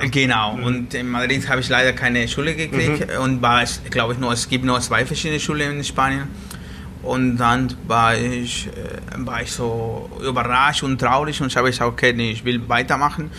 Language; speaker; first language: German; non-native, learner; Spanish